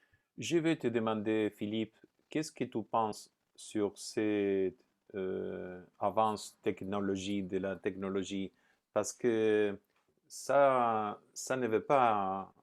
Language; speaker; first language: French; non-native, fluent; Spanish